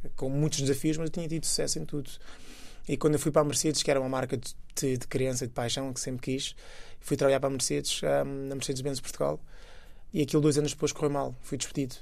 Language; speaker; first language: Portuguese; early bilingual, other home language; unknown